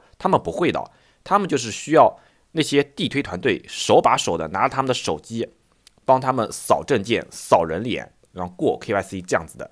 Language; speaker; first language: Chinese; native; Chinese